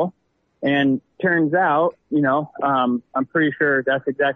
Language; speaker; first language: English; native; English